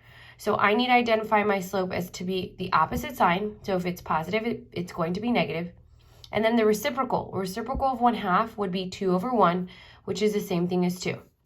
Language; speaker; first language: English; native; English